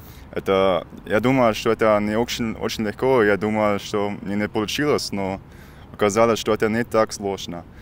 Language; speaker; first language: Russian; non-native, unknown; German